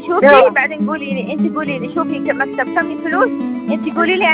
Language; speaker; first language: Arabic; non-native, learner; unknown